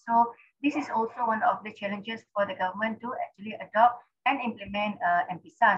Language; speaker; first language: English; non-native, local second language; Malay